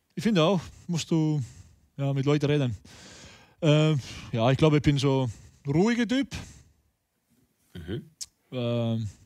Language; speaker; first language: German; non-native, learner; Estonian